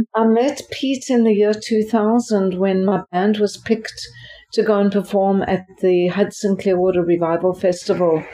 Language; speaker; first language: English; native; English